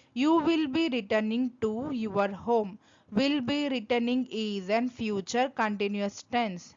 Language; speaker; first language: English; non-native, local second language; Telugu